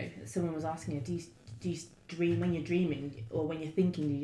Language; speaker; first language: English; native; English